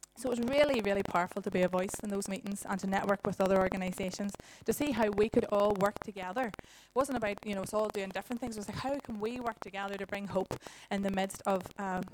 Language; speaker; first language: English; native; English